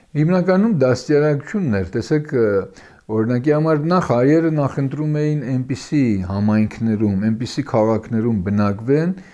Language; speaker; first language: Armenian; early bilingual, heritage; Armenian